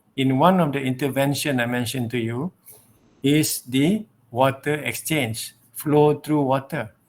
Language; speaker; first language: English; non-native, local second language; Malay